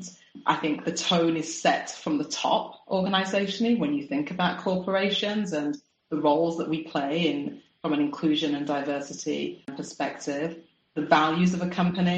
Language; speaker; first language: English; native; English